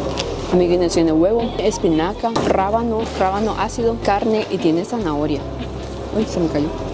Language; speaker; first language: Spanish; native; Spanish